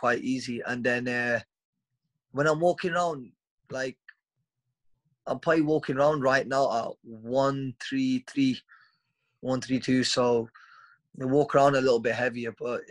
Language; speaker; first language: English; native; English